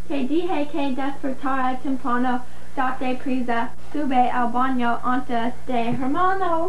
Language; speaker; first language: Spanish; non-native, learner; English